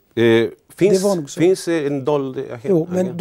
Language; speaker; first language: Swedish; non-native, learner; Spanish